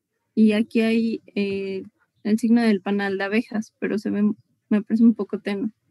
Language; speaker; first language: Spanish; native; Spanish